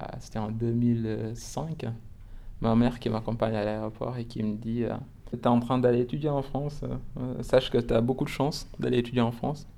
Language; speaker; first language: French; non-native, local second language; Wolof